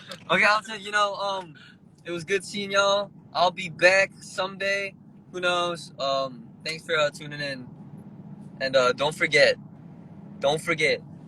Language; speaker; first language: English; early bilingual, other home language; Korean